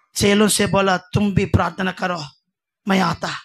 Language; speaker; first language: Hindi; non-native, local second language; Telugu